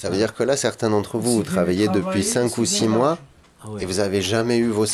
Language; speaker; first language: French; native; French